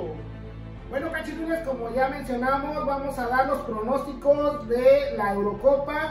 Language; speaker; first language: Spanish; native; Spanish